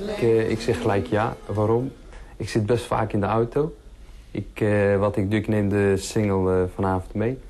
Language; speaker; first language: Dutch; early bilingual, other home language; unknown